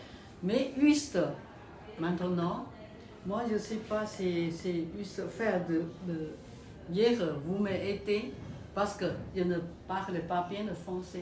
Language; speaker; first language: French; non-native, learner; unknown